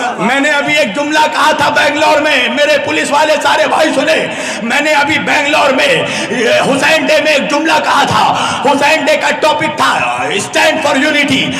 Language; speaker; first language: Urdu; native; Urdu